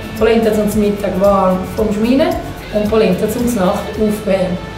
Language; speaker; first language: German; non-native, local second language; Italian